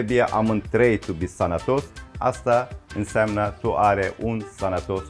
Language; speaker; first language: Romanian; non-native, learner; Turkish